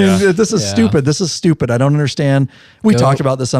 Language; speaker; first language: English; native; English